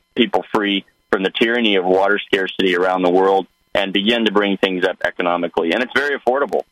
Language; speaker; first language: English; native; English